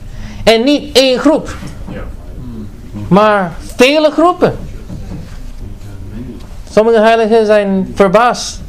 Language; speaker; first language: Dutch; non-native, fluent; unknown